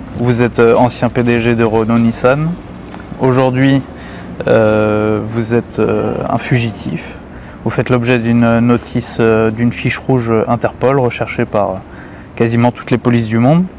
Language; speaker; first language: French; native; French